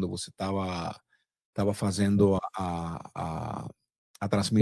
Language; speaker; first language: Portuguese; non-native, fluent; Spanish